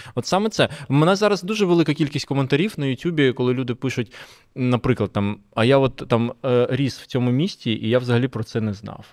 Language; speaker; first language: Ukrainian; non-native, local second language; Russian